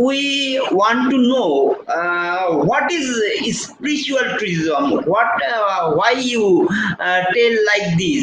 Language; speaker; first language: English; non-native, local second language; Bangla